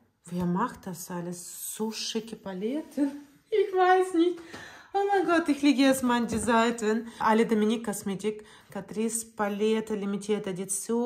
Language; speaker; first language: German; non-native, learner; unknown